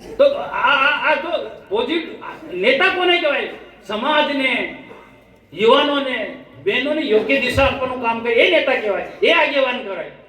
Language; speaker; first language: Gujarati; non-native, local second language; Vasavi